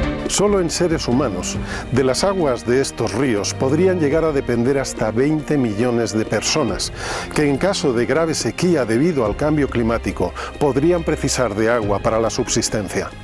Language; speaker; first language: Spanish; native; Spanish